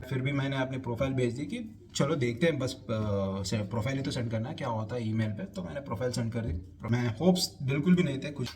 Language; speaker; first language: Hindi; non-native, local second language; Telugu